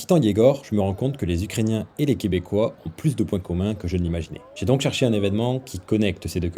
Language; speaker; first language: French; native; French